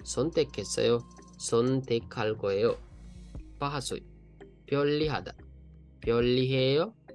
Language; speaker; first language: Korean; non-native, learner; Sinhala